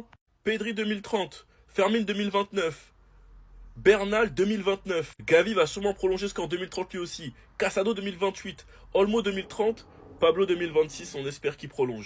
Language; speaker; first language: French; native; French